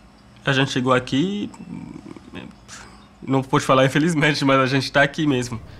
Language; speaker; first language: Portuguese; non-native, fluent; French